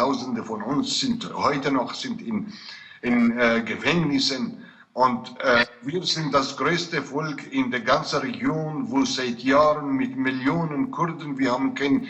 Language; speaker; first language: German; non-native, fluent; Kurdish